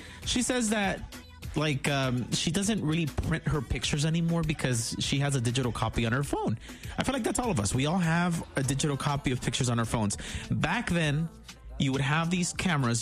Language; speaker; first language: English; early bilingual, other home language; Spanish